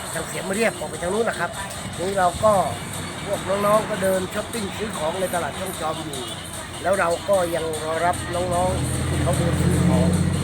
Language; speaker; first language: Thai; native; Thai